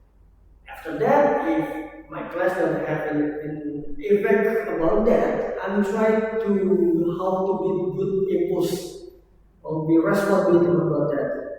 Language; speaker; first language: English; non-native, learner; Indonesian